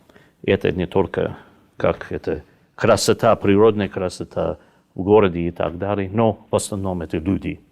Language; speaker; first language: Russian; non-native, fluent; English